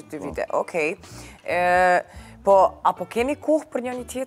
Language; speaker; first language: Albanian; native; Albanian